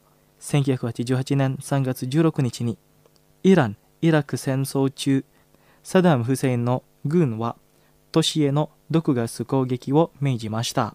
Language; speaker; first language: Japanese; non-native, fluent; Indonesian